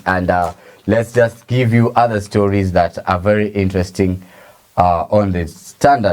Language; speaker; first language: English; non-native, local second language; Swahili